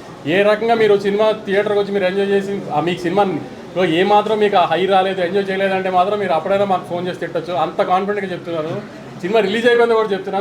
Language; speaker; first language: Telugu; native; Telugu